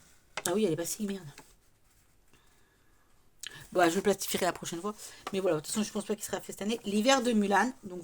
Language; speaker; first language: French; native; French